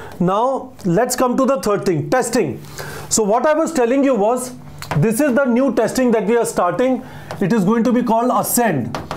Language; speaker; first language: English; non-native, local second language; Hindi